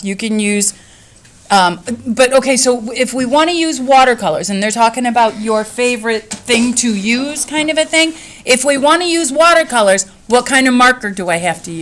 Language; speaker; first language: English; native; English